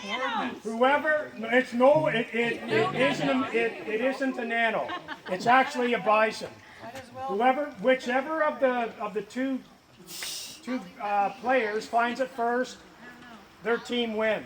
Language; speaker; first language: English; native; English